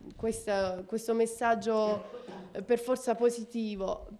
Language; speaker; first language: Italian; native; Italian